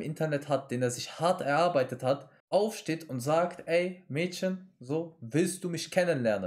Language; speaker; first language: German; native; German